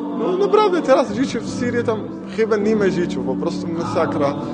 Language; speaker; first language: Polish; non-native, learner; Arabic